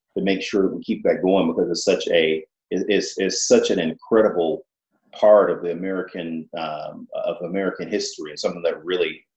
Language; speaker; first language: English; native; English